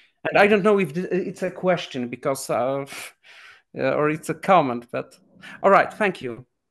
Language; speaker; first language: English; non-native, fluent; Polish